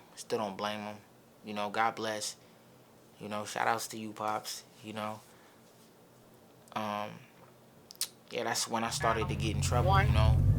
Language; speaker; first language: English; early bilingual, other home language; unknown